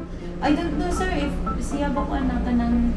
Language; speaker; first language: English; non-native, local second language; Cebuano